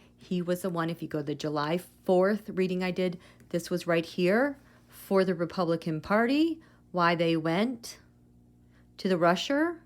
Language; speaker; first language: English; native; English